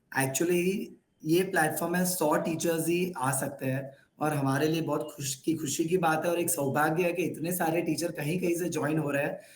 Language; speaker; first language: Hindi; non-native, local second language; Gujarati